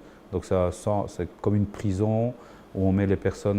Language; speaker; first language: French; early bilingual, other home language; Spanish